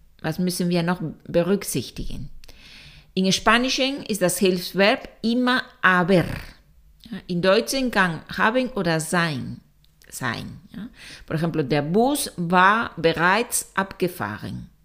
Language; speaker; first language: German; non-native, fluent; Spanish